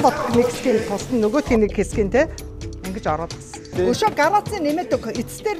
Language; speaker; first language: Mongolian; native; Mongolian